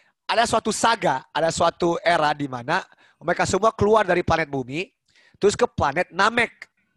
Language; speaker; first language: Indonesian; early bilingual, heritage; Indonesian